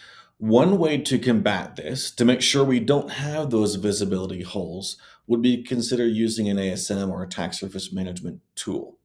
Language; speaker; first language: English; native; English